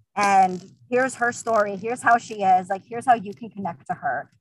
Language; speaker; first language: English; early bilingual, other home language; Russian